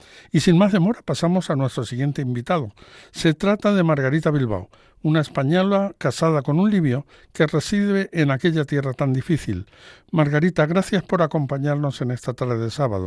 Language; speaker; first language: Spanish; native; Spanish